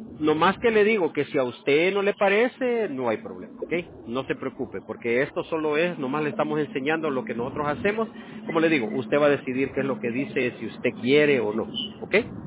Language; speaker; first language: Spanish; early bilingual, heritage; Spanish